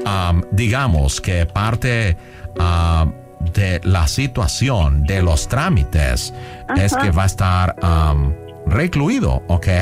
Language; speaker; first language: Spanish; non-native, local second language; English